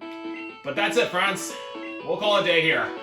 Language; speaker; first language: English; native; English